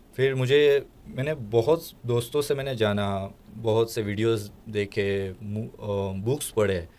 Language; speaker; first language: Hindi; non-native, local second language; Gujarati